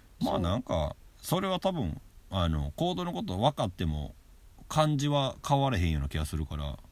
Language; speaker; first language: Japanese; native; Japanese